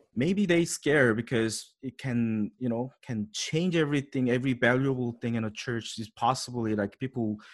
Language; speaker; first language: English; non-native, learner; Korean